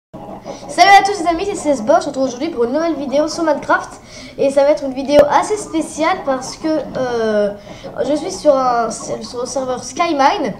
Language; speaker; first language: French; native; French